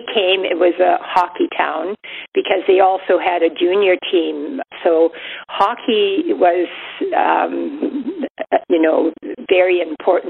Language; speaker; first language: English; native; English